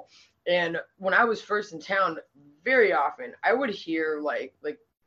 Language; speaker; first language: English; native; English